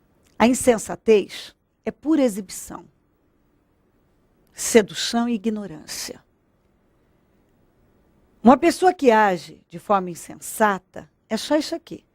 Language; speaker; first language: Portuguese; native; Portuguese